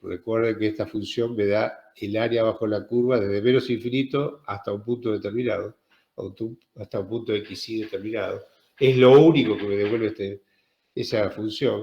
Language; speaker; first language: Spanish; native; Spanish